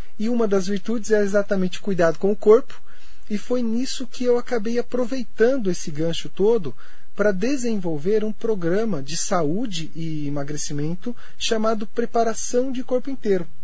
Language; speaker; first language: Portuguese; native; Portuguese